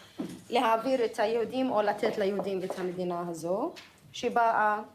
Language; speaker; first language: Hebrew; non-native, local second language; Arabic